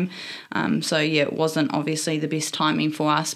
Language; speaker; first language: English; native; English